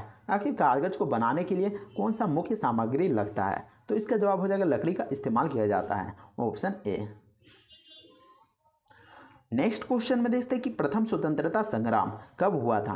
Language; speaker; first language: Hindi; native; Hindi